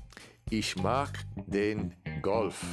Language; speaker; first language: German; non-native, learner; Spanish